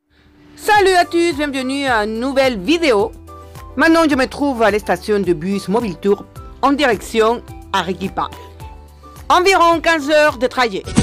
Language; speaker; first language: French; non-native, fluent; Spanish